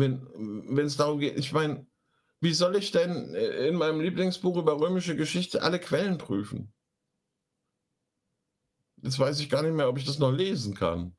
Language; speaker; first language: German; native; German